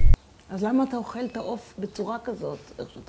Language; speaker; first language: Hebrew; native; Hebrew